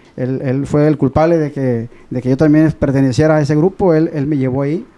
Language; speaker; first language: Spanish; native; Spanish